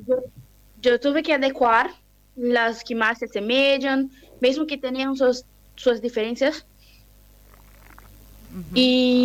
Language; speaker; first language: Spanish; non-native, learner; Portuguese